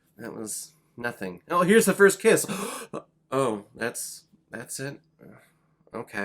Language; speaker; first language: English; native; English